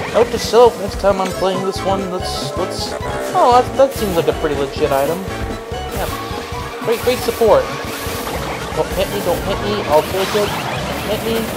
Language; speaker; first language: English; native; English